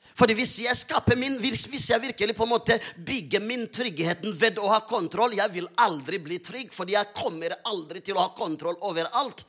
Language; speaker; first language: Norwegian; non-native, fluent; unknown